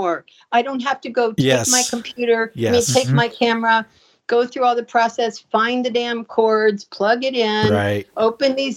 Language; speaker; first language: English; native; English